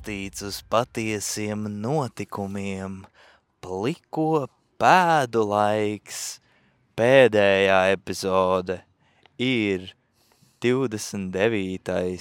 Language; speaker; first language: Latvian; native; Latvian